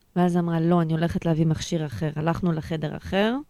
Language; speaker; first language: Hebrew; early bilingual, other home language; Russian